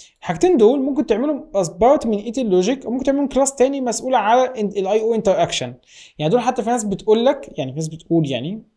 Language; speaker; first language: Arabic; native; Arabic